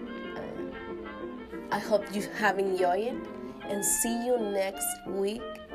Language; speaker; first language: English; non-native, learner; Spanish